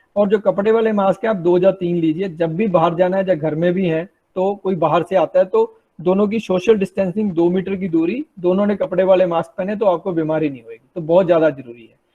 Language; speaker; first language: Hindi; non-native, local second language; Punjabi